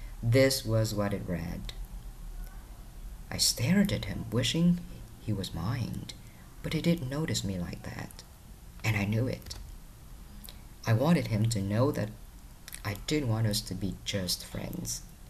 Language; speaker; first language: English; non-native, fluent; Vietnamese